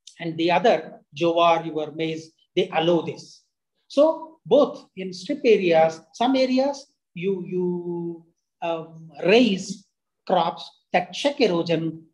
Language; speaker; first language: English; non-native, local second language; Telugu